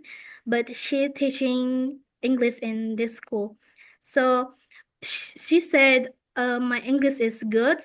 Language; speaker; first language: English; non-native, fluent; Indonesian